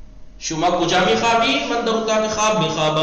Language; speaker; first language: Persian; non-native, fluent; Urdu